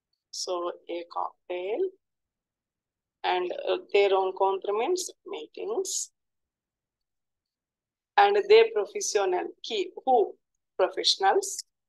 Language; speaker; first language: English; non-native, local second language; Telugu